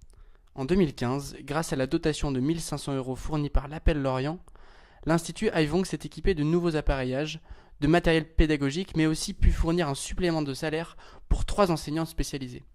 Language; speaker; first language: French; native; French